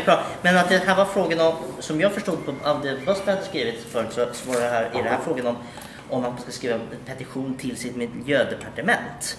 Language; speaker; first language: Swedish; native; Swedish